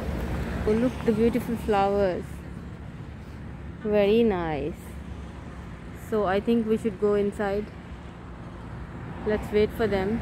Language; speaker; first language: English; non-native, fluent; Urdu